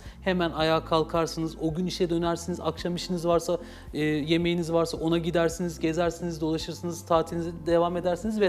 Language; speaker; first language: Turkish; native; Turkish